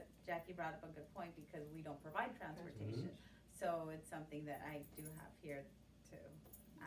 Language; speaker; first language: English; native; English